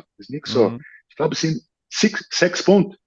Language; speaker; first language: German; non-native, learner; Portuguese